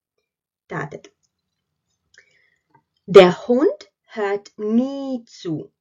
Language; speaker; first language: German; non-native, fluent; Latvian